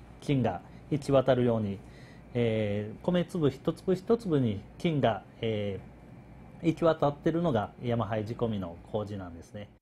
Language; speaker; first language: Japanese; native; Japanese